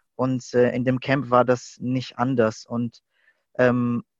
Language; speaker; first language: German; native; German